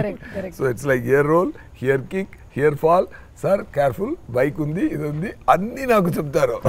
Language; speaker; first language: Telugu; non-native, fluent; Tamil